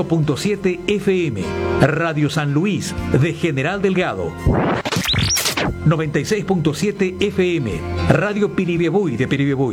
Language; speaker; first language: Spanish; native; Spanish